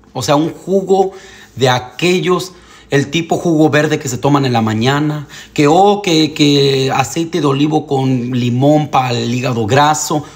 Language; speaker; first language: Spanish; early bilingual, heritage; Spanish